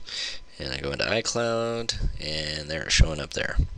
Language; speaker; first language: English; native; English